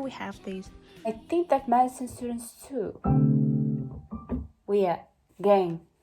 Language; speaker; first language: English; non-native, learner; Kazakh